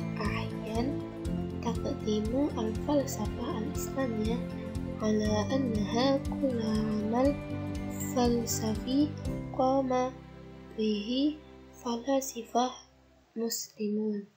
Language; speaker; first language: Arabic; non-native, learner; Indonesian